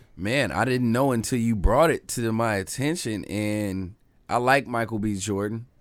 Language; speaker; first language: English; native; English